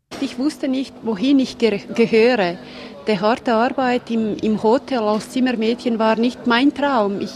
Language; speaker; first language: German; non-native, fluent; Bosnian